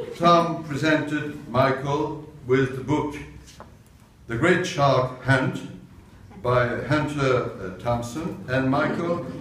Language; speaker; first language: English; non-native, fluent; French